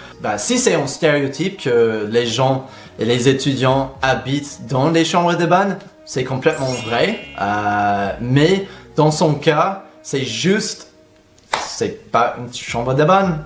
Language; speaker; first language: French; non-native, fluent; English